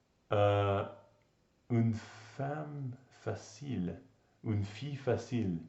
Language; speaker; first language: French; non-native, learner; English